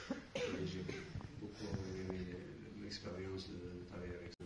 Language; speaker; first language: French; non-native, fluent; English